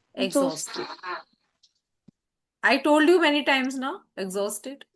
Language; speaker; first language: English; non-native, learner; Hindi